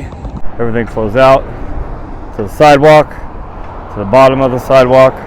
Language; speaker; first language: English; native; English